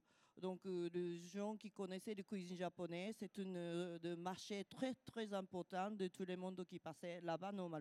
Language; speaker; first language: French; non-native, learner; Japanese